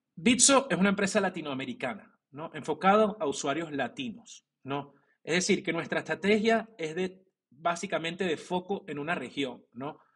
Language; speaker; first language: Spanish; native; Spanish